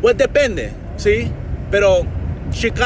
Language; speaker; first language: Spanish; non-native, learner; English